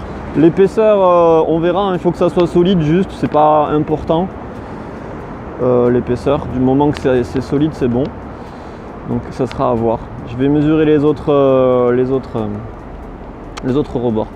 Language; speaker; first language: French; native; French